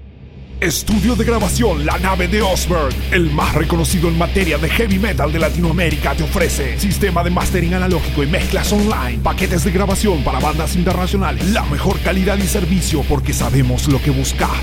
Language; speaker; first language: Spanish; native; Spanish